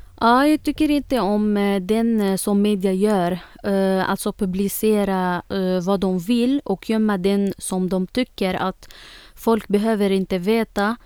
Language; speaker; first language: Swedish; non-native, fluent; Arabic